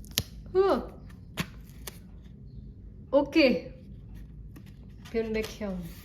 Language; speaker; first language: English; non-native, learner; Indonesian